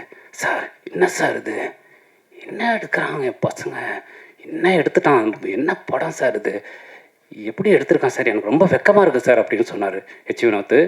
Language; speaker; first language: Tamil; native; Tamil